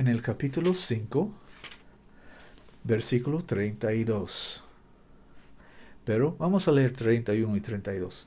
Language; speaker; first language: Spanish; non-native, learner; English